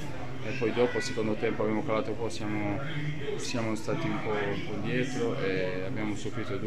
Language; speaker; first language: Italian; non-native, learner; Serbian